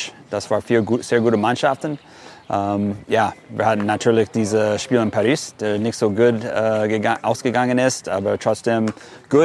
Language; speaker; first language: German; non-native, fluent; English